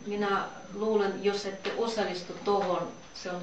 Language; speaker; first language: Finnish; non-native, learner; Russian